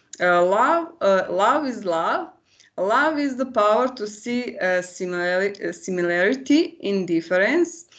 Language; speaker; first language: English; non-native, learner; Croatian